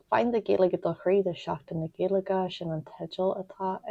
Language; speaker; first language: Irish; non-native, local second language; English